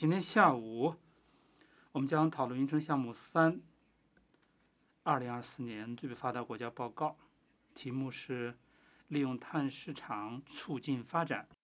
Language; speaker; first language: Chinese; non-native, fluent; Finnish